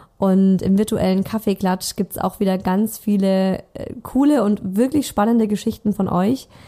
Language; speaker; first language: German; native; German